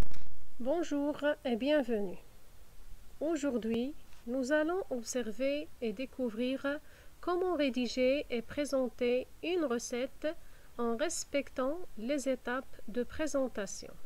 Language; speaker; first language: French; non-native, fluent; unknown